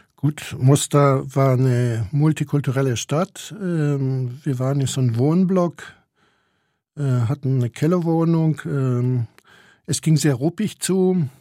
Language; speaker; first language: German; early bilingual, other home language; Croatian